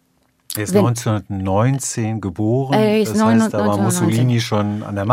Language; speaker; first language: German; native; German